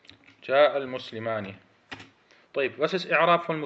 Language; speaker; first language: Arabic; early bilingual, heritage; Arabic